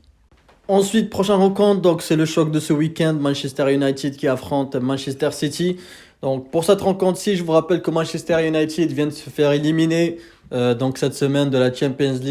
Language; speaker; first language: French; native; French